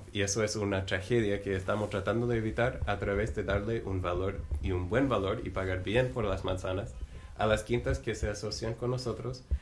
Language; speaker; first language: Spanish; non-native, fluent; English